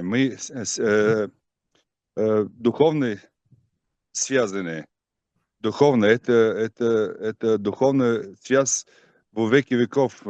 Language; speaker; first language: Russian; non-native, learner; Bulgarian